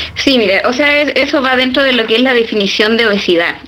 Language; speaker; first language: Spanish; native; Spanish